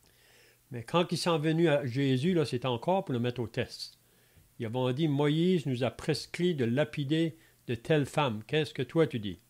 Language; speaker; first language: French; native; French